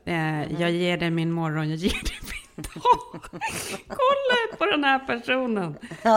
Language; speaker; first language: Swedish; native; Swedish